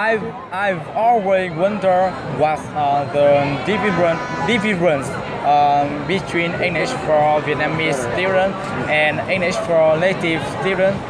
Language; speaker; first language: English; non-native, learner; Vietnamese